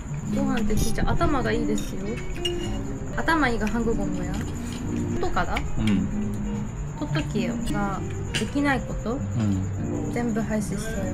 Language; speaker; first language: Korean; non-native, learner; Japanese